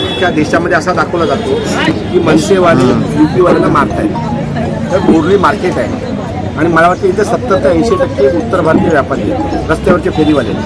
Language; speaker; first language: Marathi; native; Marathi